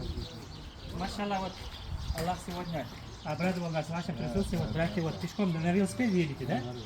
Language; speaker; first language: Russian; non-native, local second language; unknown